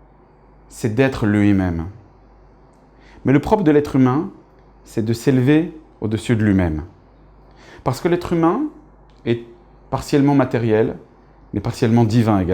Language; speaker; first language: French; native; French